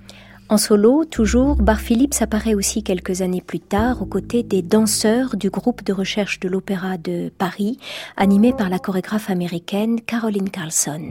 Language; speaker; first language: French; native; French